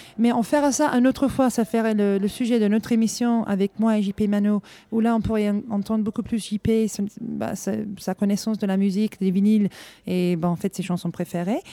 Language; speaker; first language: French; non-native, fluent; English